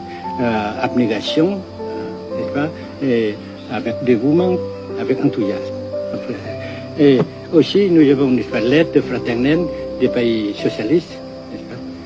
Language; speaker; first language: French; non-native, fluent; Vietnamese